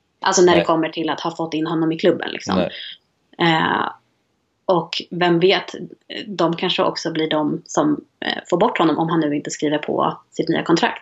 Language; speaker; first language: Swedish; native; Swedish